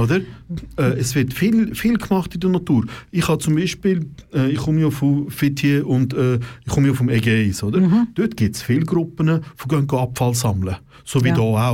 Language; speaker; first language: German; non-native, local second language; Turkish